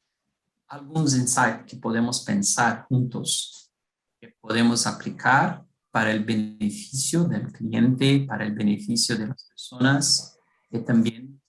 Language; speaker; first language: Spanish; non-native, fluent; Portuguese